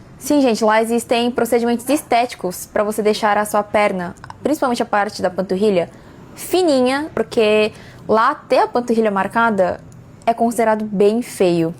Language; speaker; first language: Portuguese; native; Portuguese